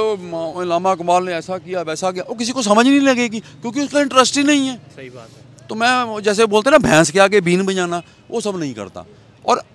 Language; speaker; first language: Hindi; native; Hindi